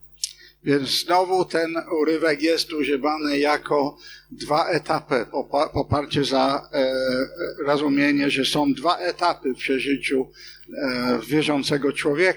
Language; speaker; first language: Polish; non-native, fluent; English